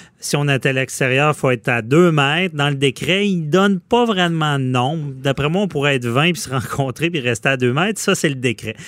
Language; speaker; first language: French; native; French